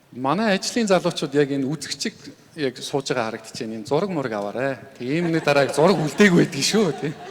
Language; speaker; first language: Mongolian; native; Mongolian